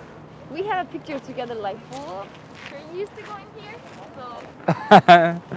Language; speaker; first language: English; non-native, learner; Korean